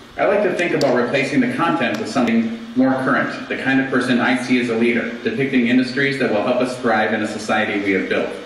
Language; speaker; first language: English; native; English